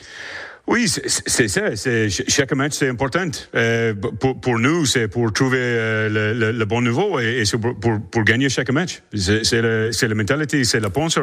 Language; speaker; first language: French; non-native, learner; English